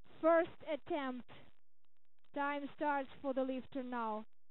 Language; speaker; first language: English; non-native, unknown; Ukrainian